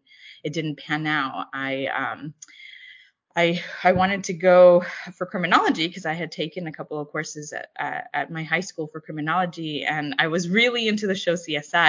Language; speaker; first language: English; early bilingual, other home language; Spanish